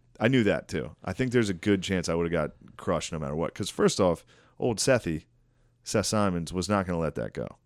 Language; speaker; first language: English; native; English